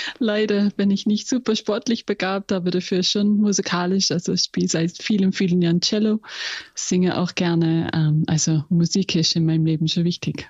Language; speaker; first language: German; non-native, fluent; English